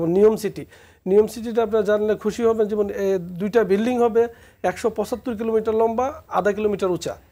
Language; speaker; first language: Bangla; native; Bangla